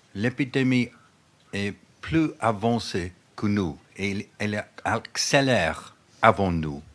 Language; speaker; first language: French; non-native, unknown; English